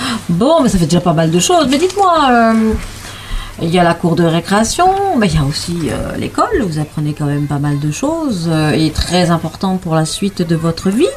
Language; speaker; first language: French; native; French